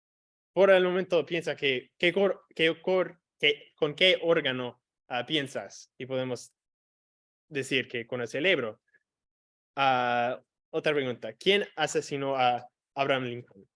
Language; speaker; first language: Spanish; non-native, fluent; English